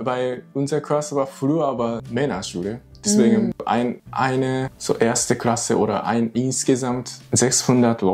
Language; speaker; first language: German; non-native, learner; Japanese